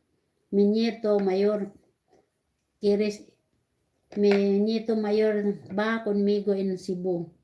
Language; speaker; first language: Spanish; non-native, learner; Cebuano